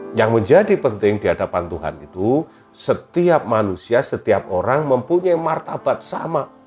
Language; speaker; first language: Indonesian; native; Indonesian